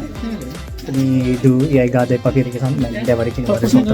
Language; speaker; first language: Norwegian; non-native, learner; Filipino